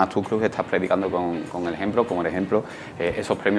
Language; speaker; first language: Spanish; native; Spanish